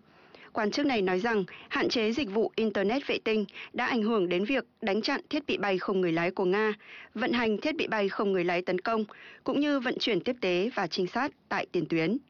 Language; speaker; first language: Vietnamese; native; Vietnamese